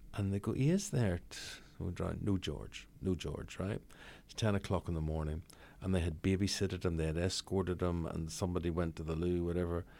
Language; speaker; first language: English; native; English